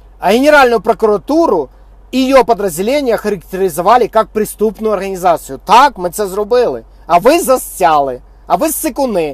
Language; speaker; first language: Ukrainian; native; Ukrainian